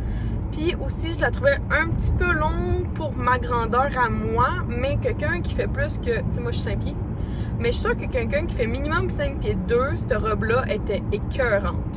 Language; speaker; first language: French; native; French